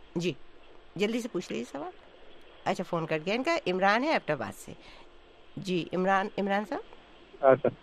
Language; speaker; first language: Urdu; native; Urdu